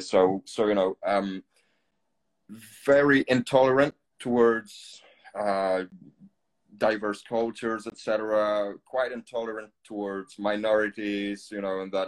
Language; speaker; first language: English; non-native, fluent; Polish